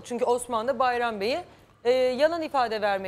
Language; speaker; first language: Turkish; native; Turkish